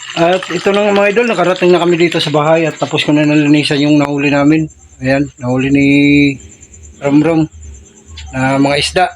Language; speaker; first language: Filipino; non-native, local second language; Cebuano